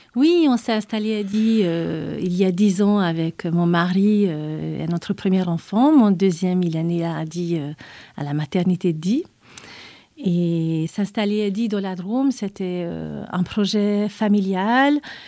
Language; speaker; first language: French; non-native, fluent; Hungarian